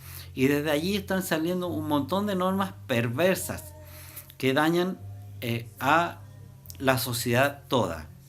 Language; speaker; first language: Spanish; native; Spanish